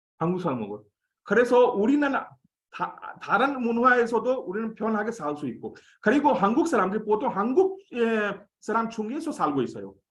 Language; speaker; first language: Korean; non-native, fluent; Hindi